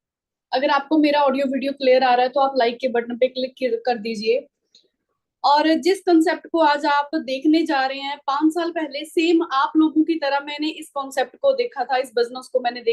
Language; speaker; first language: Hindi; non-native, local second language; Punjabi